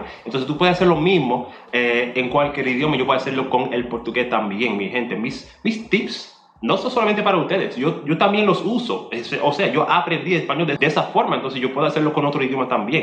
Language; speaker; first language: Spanish; non-native, fluent; English